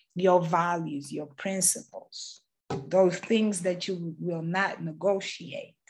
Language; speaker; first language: English; non-native, fluent; Portuguese